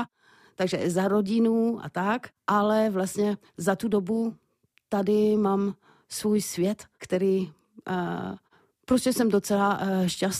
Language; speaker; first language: Czech; non-native, fluent; French